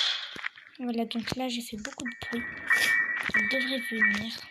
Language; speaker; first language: French; native; French